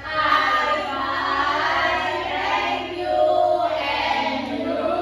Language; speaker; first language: English; non-native, learner; Indonesian